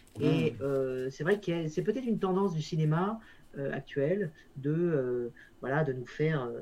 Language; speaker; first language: French; native; French